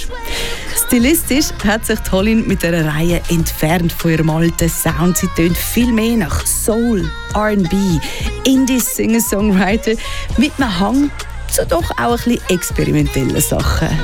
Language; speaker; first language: German; native; German